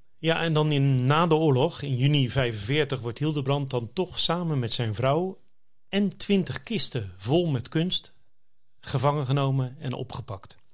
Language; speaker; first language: Dutch; native; Dutch